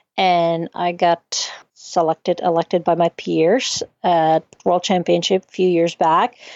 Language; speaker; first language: English; non-native, fluent; Czech